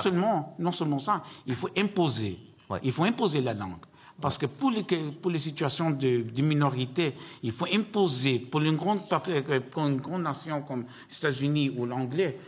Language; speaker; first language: French; non-native, learner; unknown